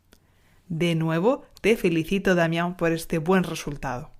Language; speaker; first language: Spanish; native; Spanish